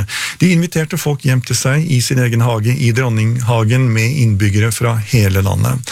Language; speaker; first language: Norwegian; native; Norwegian